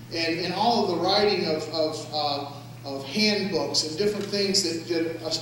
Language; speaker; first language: English; native; English